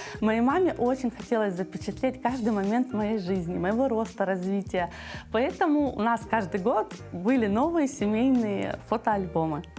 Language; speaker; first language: Russian; native; Russian